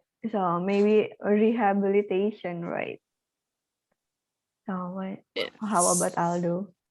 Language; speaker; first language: English; non-native, learner; Indonesian